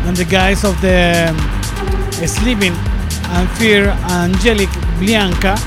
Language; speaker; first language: English; non-native, learner; Spanish